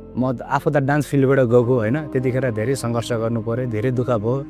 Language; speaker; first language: Nepali; non-native, local second language; Eastern Tamang